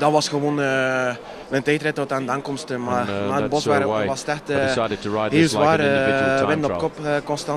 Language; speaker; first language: Dutch; native; Dutch